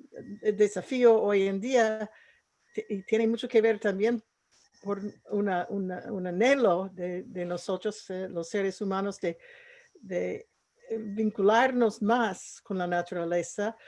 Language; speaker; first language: Spanish; non-native, fluent; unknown